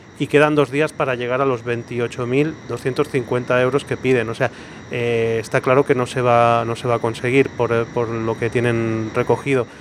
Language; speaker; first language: Spanish; non-native, local second language; Catalan